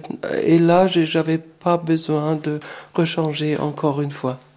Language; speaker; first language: French; non-native, fluent; German